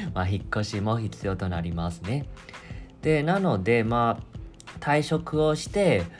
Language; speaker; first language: Japanese; non-native, fluent; Chinese